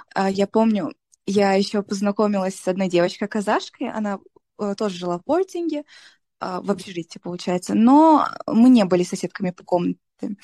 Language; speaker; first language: Russian; non-native, local second language; Tajik